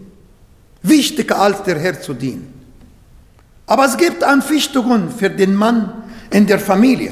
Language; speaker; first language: German; non-native, fluent; Arabic